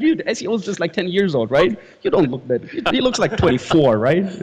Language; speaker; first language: English; non-native, fluent; German